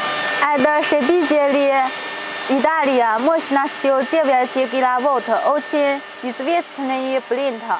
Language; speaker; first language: Russian; non-native, learner; Chinese